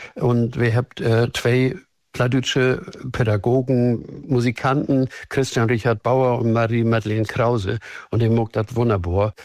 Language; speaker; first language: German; native; German